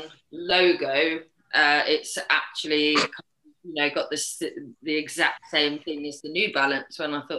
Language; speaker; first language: English; native; English